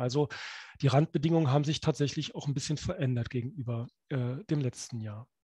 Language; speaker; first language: German; native; German